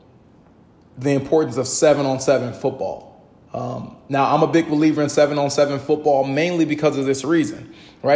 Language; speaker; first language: English; native; English